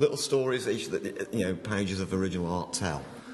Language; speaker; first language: English; native; English